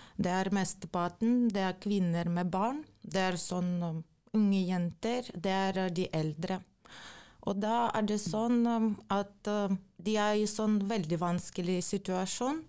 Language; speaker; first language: Norwegian; non-native, fluent; Ukrainian